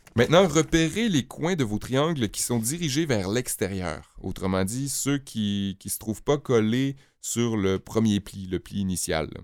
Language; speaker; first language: French; native; French